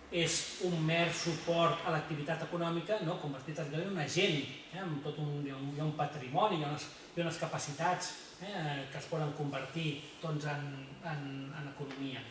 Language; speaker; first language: Catalan; native; Catalan